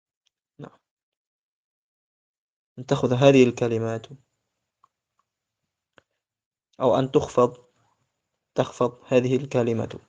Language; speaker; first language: Arabic; non-native, fluent; Indonesian